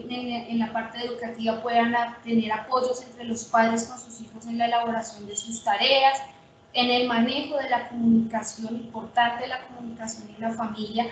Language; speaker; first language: Spanish; native; Spanish